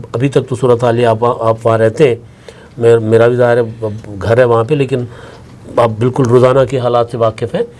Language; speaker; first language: Urdu; non-native, local second language; Punjabi